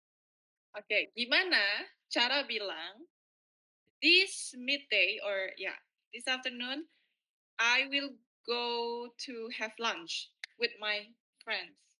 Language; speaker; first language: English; non-native, fluent; Indonesian